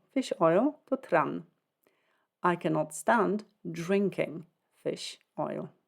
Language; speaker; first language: English; non-native, fluent; Polish